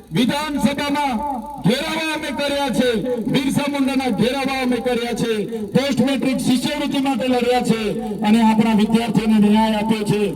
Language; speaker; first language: Gujarati; non-native, local second language; Vasavi